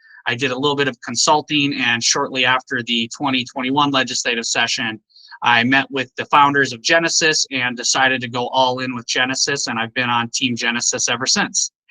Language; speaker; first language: English; native; English